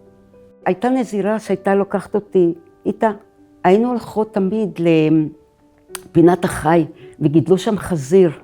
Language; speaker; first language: Hebrew; non-native, fluent; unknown